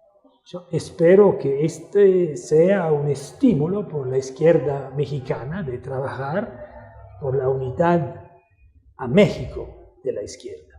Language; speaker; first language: Spanish; non-native, fluent; Italian